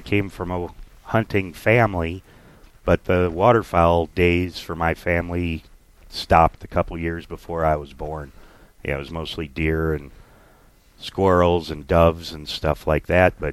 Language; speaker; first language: English; native; English